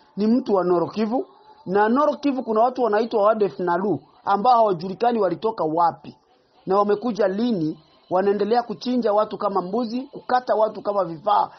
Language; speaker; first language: Swahili; non-native, local second language; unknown